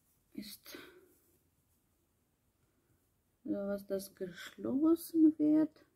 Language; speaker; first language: German; non-native, learner; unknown